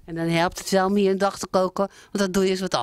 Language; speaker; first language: Dutch; native; Dutch